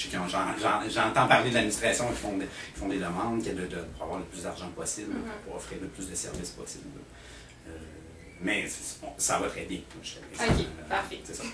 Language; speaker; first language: French; native; French